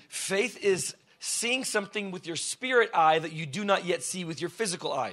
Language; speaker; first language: English; early bilingual, other home language; Russian